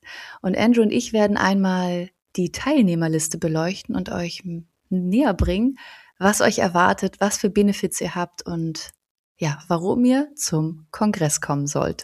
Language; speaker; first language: German; native; German